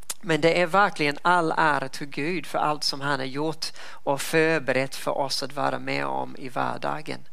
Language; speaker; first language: Swedish; non-native, fluent; English